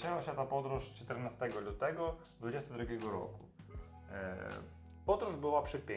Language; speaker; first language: Polish; non-native, learner; Russian